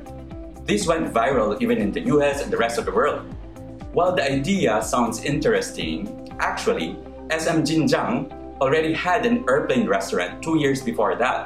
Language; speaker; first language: English; non-native, local second language; Filipino